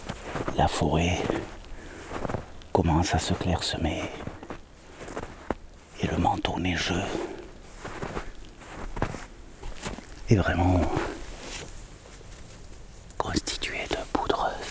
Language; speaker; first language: French; native; French